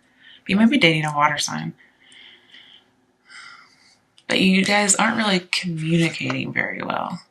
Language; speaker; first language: English; native; English